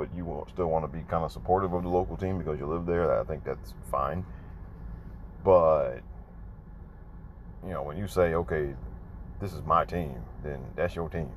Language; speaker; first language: English; native; English